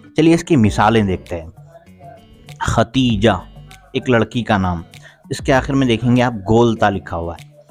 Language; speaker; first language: Urdu; native; Urdu